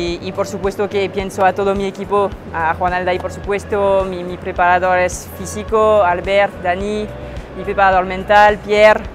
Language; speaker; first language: Spanish; non-native, fluent; French